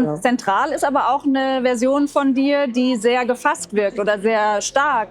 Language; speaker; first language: German; native; German